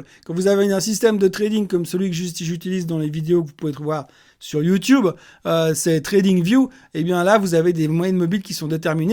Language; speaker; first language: French; native; French